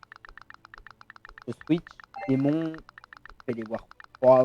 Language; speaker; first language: French; native; French